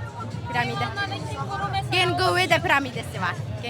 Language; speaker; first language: Turkish; non-native, learner; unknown